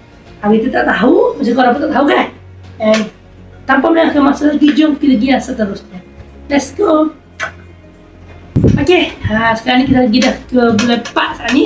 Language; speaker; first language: Malay; native; Malay